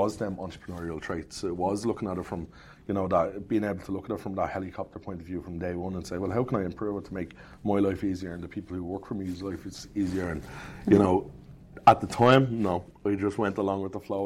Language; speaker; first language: English; native; English